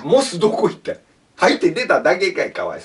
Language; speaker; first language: Japanese; native; Japanese